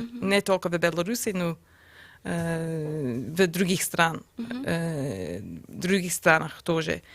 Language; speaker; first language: Russian; non-native, learner; English